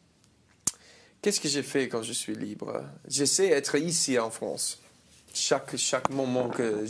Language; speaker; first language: French; non-native, learner; English